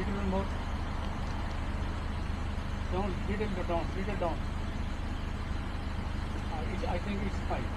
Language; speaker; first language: English; non-native, learner; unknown